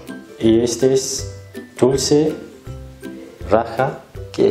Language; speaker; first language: Spanish; non-native, learner; Turkish